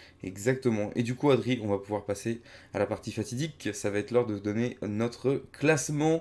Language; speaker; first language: French; native; French